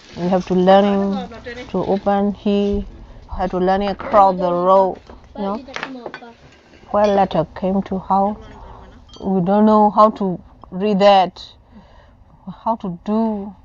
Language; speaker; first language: English; non-native, learner; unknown